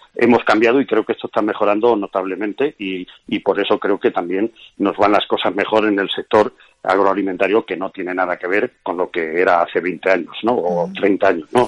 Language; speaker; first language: Spanish; native; Spanish